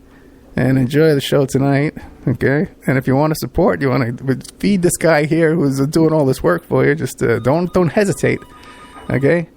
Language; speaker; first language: English; native; English